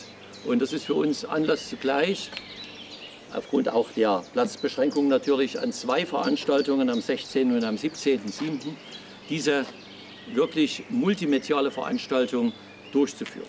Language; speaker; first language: German; native; German